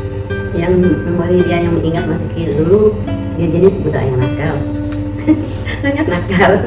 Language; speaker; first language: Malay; non-native, local second language; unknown